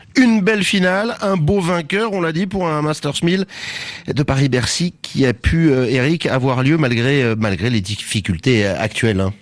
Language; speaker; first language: French; native; French